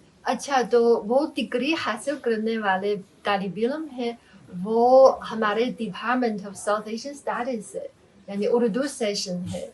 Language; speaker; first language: Hindi; non-native, fluent; Chinese